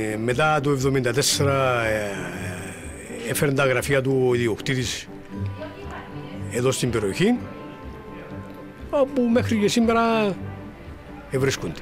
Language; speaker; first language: Greek; native; Greek